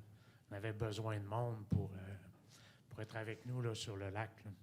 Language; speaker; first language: French; native; French